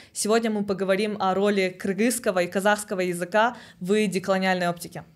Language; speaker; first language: Russian; native; Russian